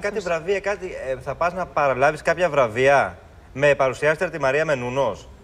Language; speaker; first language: Greek; native; Greek